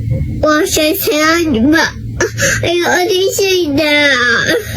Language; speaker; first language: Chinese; non-native, learner; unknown